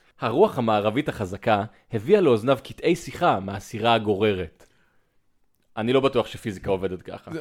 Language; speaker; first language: Hebrew; native; Hebrew